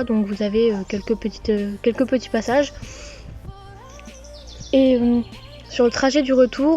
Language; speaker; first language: French; native; French